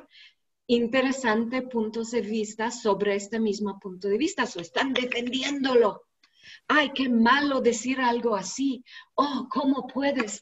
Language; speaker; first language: Spanish; non-native, learner; English